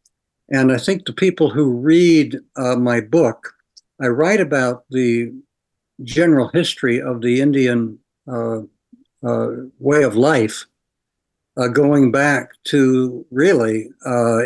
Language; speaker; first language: English; native; English